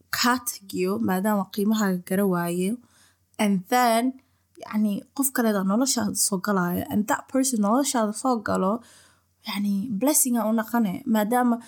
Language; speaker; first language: Somali; early bilingual, heritage; Somali